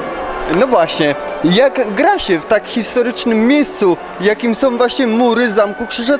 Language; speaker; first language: Polish; native; Polish